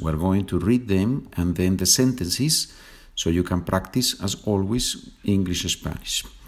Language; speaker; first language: English; non-native, fluent; Spanish